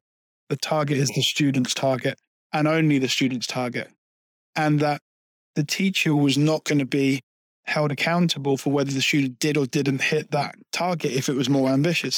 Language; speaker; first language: English; native; English